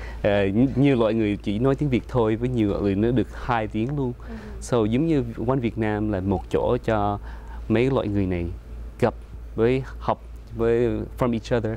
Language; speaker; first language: Vietnamese; early bilingual, other home language; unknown